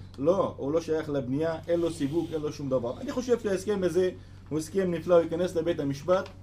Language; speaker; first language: Hebrew; non-native, local second language; Arabic